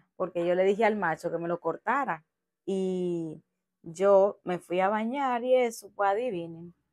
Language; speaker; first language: Spanish; native; Spanish